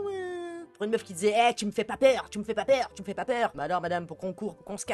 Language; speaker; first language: French; native; French